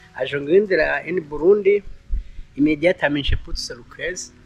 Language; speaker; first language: Romanian; non-native, fluent; Rundi